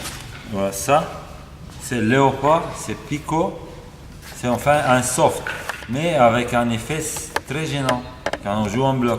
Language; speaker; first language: French; non-native, fluent; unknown